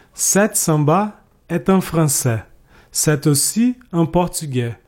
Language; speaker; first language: French; non-native, fluent; Portuguese